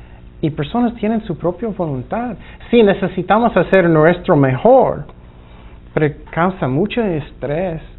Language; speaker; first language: Spanish; non-native, fluent; English